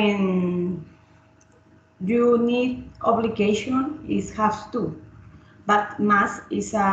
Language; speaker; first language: English; non-native, learner; Spanish